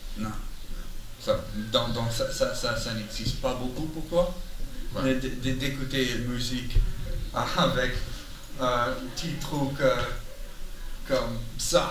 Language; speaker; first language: French; non-native, learner; English